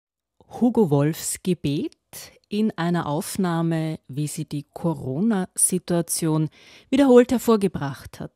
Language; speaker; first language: German; native; German